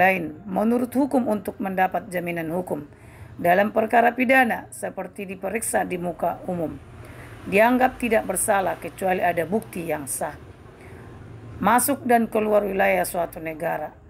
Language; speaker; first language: Indonesian; native; Indonesian